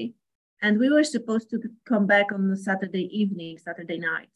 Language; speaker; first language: English; non-native, fluent; Polish